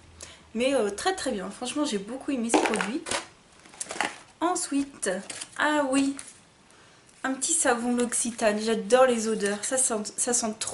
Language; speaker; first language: French; native; French